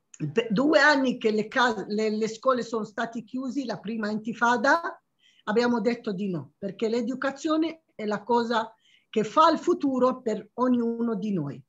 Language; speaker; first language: Italian; non-native, fluent; Arabic